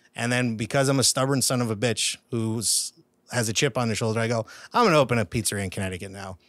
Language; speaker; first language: English; native; English